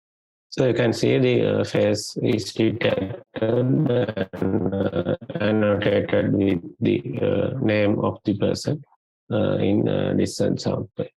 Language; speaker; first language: English; non-native, local second language; Sinhala